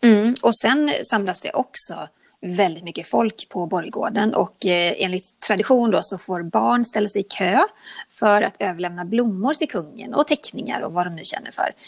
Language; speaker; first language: Swedish; native; Swedish